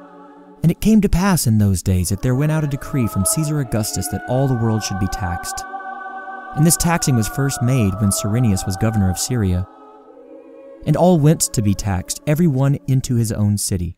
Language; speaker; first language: English; native; English